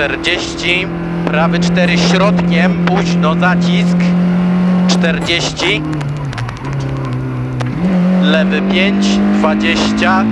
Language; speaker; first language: Polish; native; Polish